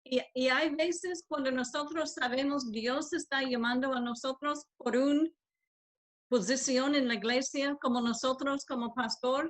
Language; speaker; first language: Spanish; non-native, learner; English